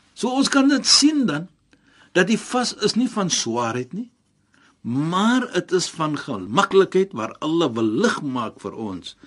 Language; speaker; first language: Afrikaans; non-native, fluent; Arabic